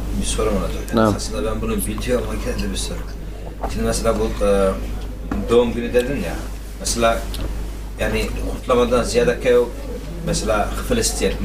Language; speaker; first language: Turkish; early bilingual, heritage; Turkish